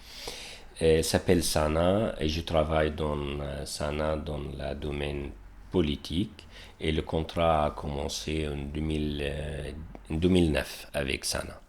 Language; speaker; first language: French; non-native, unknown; Arabic